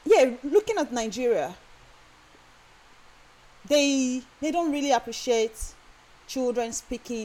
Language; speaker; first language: English; non-native, local second language; Yoruba